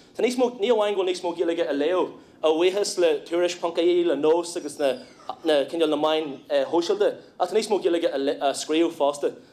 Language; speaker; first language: Irish; non-native, local second language; English